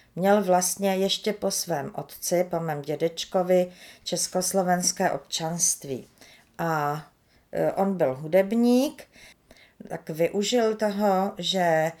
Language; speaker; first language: Czech; early bilingual, other home language; Romanian